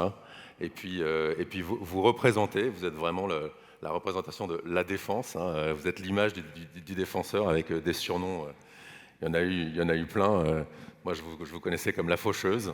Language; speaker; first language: French; native; French